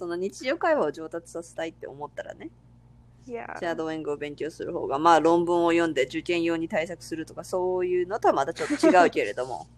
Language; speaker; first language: Japanese; non-native, fluent; English